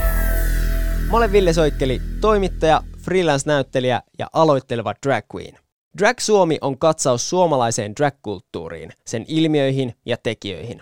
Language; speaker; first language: Finnish; native; Finnish